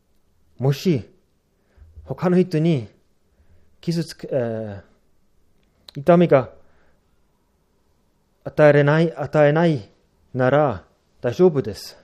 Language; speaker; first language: Japanese; non-native, fluent; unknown